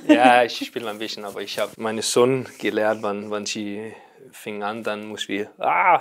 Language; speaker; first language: German; non-native, learner; Danish